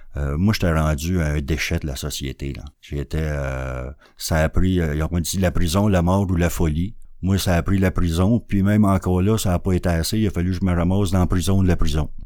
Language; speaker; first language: French; native; French